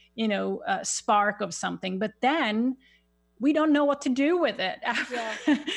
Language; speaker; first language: English; non-native, fluent; Swedish